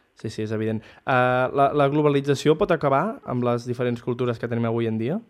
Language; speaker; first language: Catalan; native; Catalan